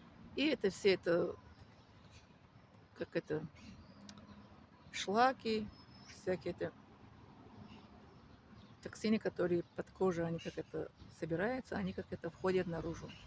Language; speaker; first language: Russian; non-native, learner; Tajik